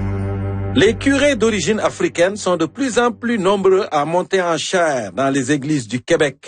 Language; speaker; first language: French; native; French